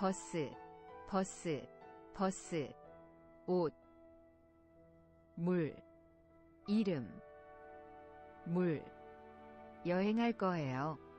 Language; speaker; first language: Korean; non-native, learner; English